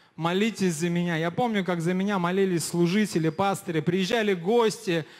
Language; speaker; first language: Russian; native; Russian